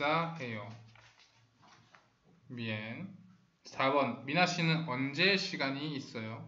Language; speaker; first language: Korean; non-native, fluent; Spanish